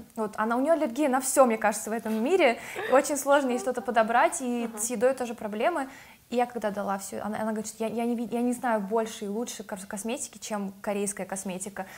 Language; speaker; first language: Russian; native; Russian